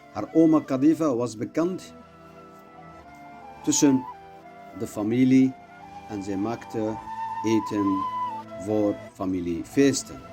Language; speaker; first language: Dutch; non-native, learner; Kurdish